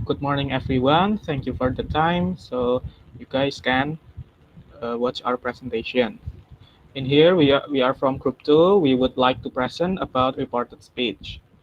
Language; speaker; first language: English; non-native, learner; Indonesian